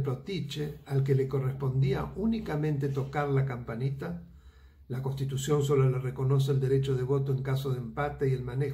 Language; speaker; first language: Spanish; native; Spanish